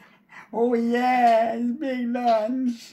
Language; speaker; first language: English; non-native, learner; French